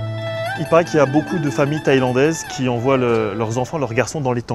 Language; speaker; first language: French; native; French